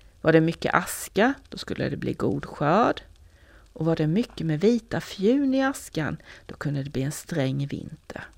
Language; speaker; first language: Swedish; native; Swedish